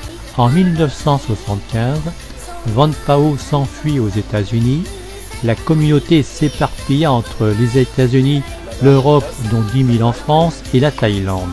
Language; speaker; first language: French; native; French